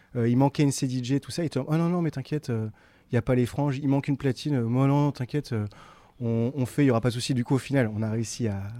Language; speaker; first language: French; native; French